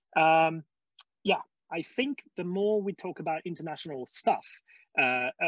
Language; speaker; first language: English; non-native, fluent; Hungarian